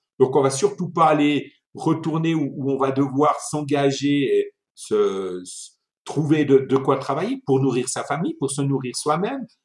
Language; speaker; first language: French; early bilingual, other home language; Italian